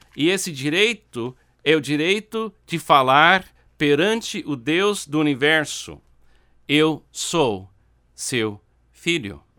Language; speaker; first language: Portuguese; non-native, fluent; English